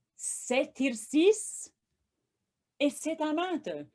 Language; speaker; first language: French; non-native, fluent; English